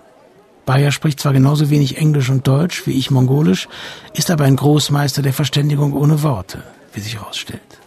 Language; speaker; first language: German; native; German